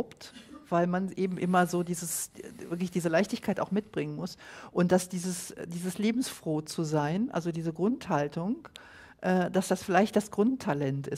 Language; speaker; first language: German; native; German